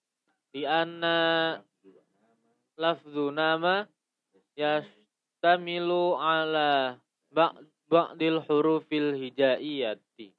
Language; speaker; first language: Arabic; non-native, learner; Indonesian